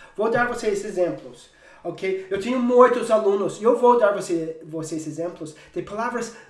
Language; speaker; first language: Portuguese; non-native, fluent; English